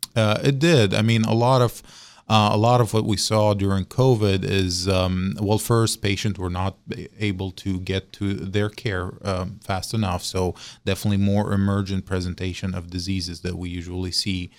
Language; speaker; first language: English; non-native, fluent; Arabic